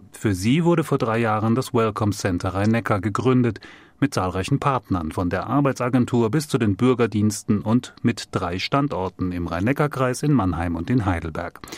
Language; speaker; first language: German; native; German